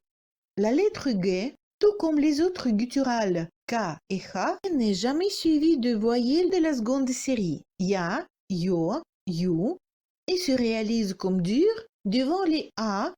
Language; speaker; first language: French; non-native, fluent; Russian